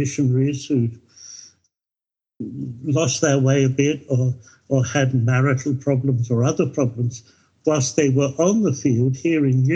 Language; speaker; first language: English; native; English